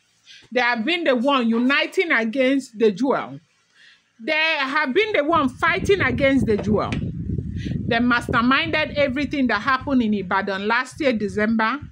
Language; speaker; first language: English; non-native, local second language; Yoruba